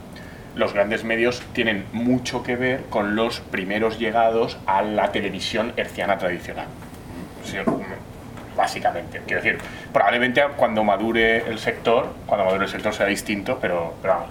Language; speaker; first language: Spanish; native; Spanish